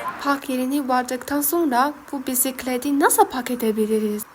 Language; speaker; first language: Turkish; non-native, fluent; Chinese